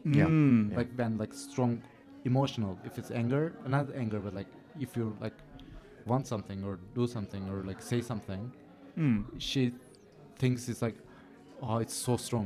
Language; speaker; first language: English; non-native, fluent; Turkish